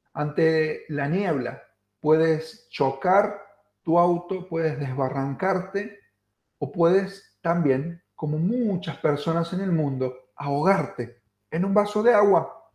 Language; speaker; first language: Spanish; native; Spanish